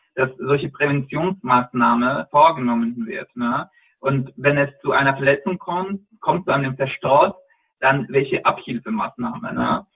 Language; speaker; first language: German; non-native, fluent; Polish